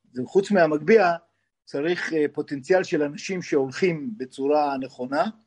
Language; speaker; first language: Hebrew; native; Hebrew